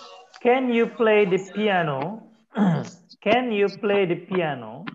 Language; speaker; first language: English; non-native, learner; Indonesian